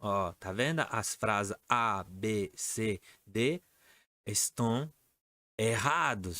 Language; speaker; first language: Portuguese; non-native, fluent; French